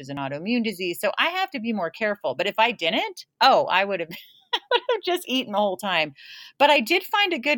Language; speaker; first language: English; native; English